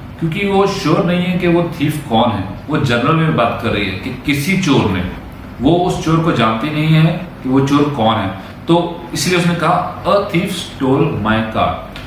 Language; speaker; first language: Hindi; native; Hindi